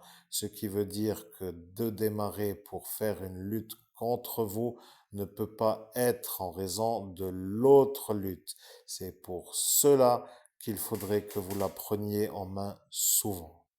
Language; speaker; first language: French; native; French